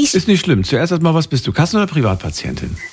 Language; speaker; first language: German; native; German